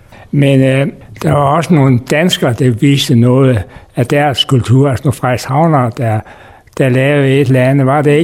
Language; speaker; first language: Danish; native; Danish